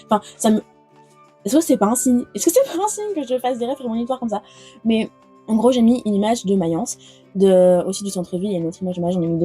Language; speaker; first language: French; native; French